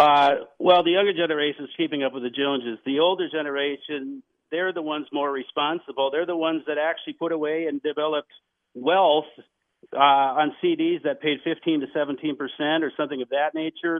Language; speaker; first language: English; native; English